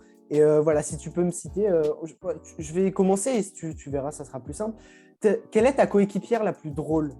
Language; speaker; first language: French; native; French